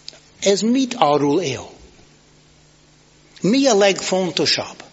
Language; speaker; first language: Hungarian; non-native, fluent; English